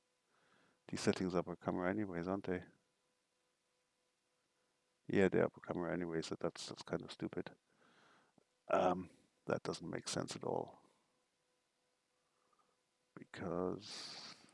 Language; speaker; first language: English; non-native, fluent; German